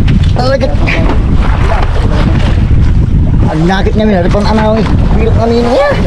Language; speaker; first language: Filipino; non-native, local second language; Iloko